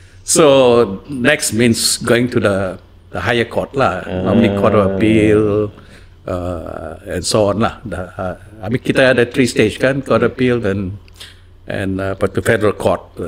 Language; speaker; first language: English; non-native, local second language; Malay